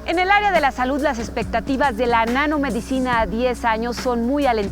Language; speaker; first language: Spanish; native; Spanish